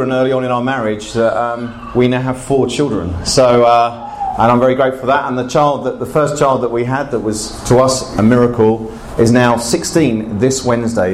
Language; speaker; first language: English; native; English